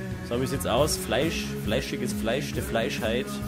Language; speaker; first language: German; native; German